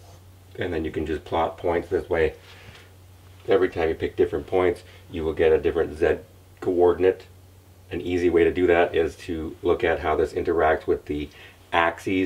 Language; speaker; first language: English; native; English